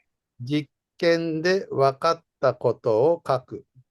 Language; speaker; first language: Japanese; non-native, fluent; Indonesian